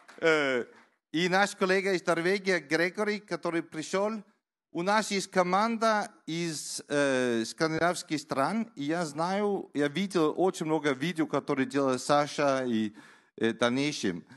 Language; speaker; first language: Russian; non-native, learner; Danish